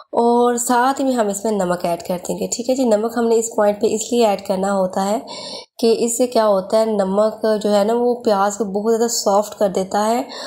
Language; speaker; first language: Urdu; native; Urdu